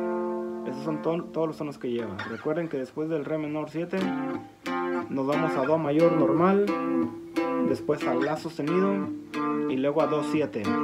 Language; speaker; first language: Spanish; native; Spanish